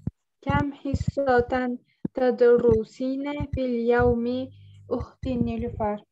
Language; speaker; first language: Arabic; non-native, learner; Uzbek